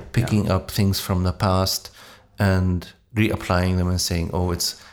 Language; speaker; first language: English; non-native, fluent; Arabic